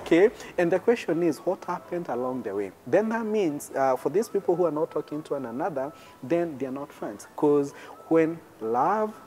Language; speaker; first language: English; non-native, local second language; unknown